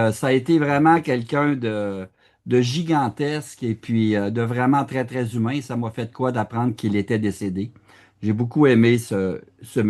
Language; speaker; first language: French; native; French